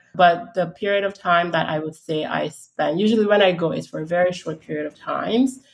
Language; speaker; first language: English; early bilingual, heritage; English